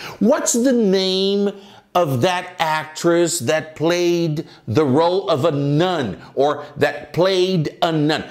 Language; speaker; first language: English; non-native, fluent; Portuguese